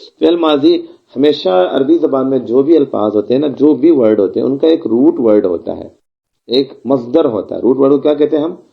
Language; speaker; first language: Urdu; non-native, local second language; Baluchi